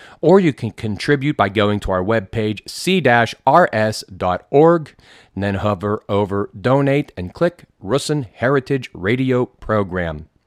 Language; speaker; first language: English; native; English